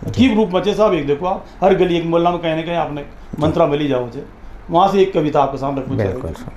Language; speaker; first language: Hindi; native; Hindi